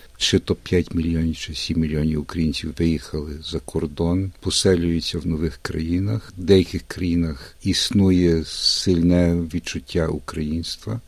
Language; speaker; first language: Ukrainian; early bilingual, heritage; Ukrainian